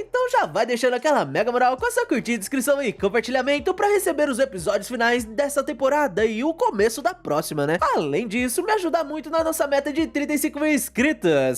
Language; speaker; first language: Portuguese; native; Portuguese